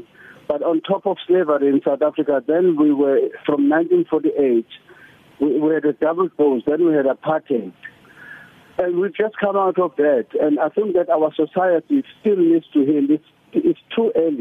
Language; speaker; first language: English; non-native, local second language; Zulu